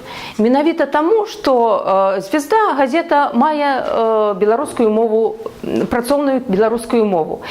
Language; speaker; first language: Belarusian; native; Belarusian